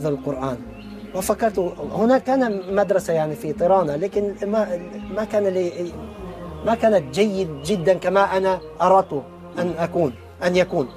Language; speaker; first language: Arabic; non-native, learner; Albanian